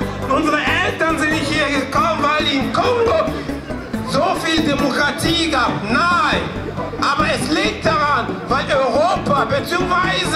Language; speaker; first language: German; non-native, fluent; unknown